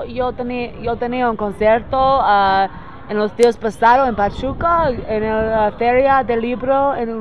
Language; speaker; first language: Spanish; non-native, learner; English